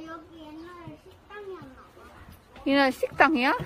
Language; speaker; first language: Korean; non-native, learner; Filipino